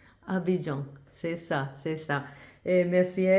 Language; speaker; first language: French; non-native, learner; Spanish